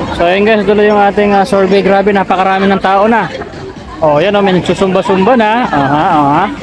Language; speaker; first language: Filipino; native; Filipino